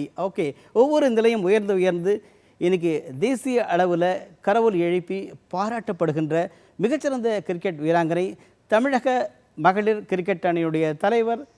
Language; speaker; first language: Tamil; native; Tamil